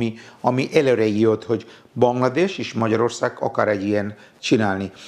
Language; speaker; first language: Hungarian; non-native, fluent; Bangla